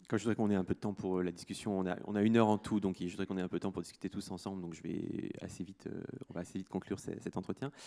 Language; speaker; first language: French; native; French